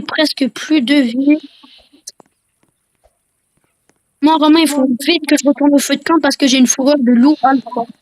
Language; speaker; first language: French; native; French